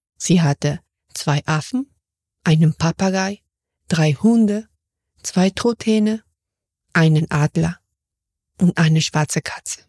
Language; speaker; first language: German; non-native, fluent; Spanish